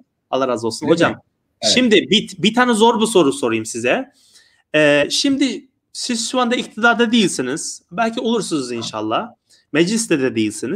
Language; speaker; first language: Turkish; non-native, fluent; Uyghur